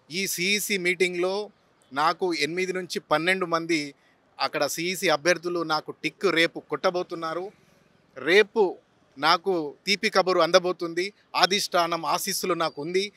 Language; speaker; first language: Telugu; non-native, local second language; Lambadi